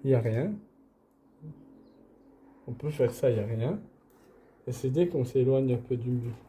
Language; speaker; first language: French; native; French